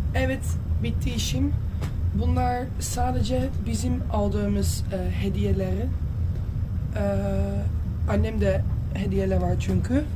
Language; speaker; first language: Turkish; non-native, fluent; Dutch